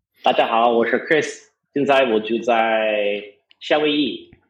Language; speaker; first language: Chinese; non-native, learner; English